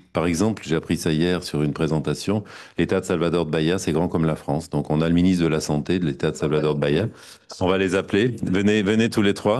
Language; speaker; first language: French; native; French